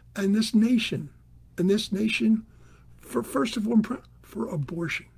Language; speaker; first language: English; native; English